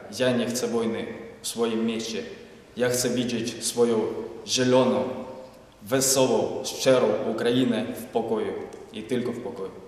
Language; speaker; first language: Polish; non-native, learner; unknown